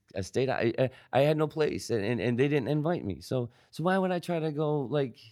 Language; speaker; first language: English; native; English